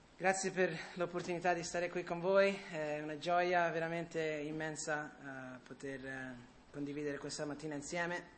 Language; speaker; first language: Italian; early bilingual, other home language; English